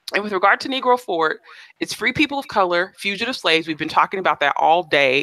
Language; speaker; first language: English; native; English